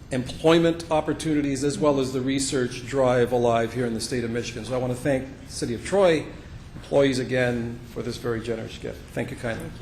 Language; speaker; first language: English; native; English